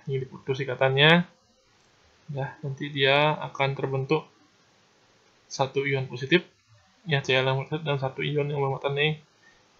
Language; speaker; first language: Indonesian; native; Indonesian